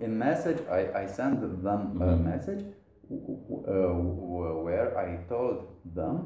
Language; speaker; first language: English; non-native, learner; Romanian